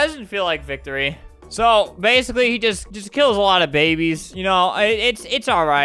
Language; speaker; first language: English; native; English